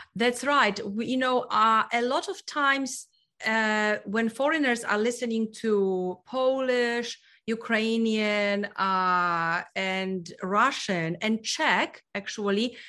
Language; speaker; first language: English; non-native, fluent; Polish